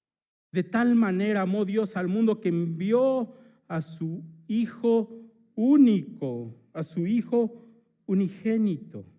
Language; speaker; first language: Spanish; native; Spanish